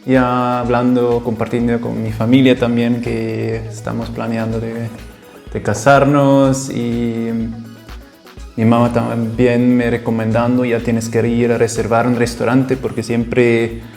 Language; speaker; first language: Spanish; non-native, fluent; German